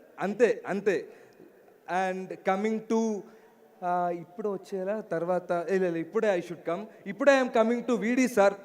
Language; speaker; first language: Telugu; non-native, learner; Malayalam